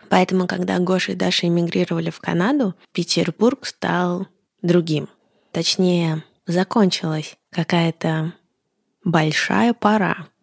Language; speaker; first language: Russian; native; Russian